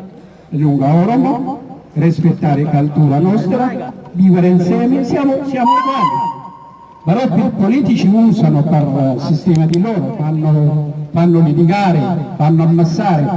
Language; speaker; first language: Italian; non-native, learner; Oromo